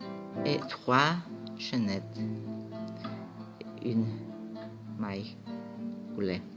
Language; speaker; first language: French; non-native, fluent; Greek